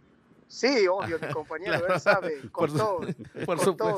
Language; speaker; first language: Spanish; non-native, learner; English